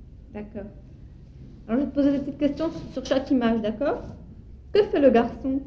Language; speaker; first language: French; native; French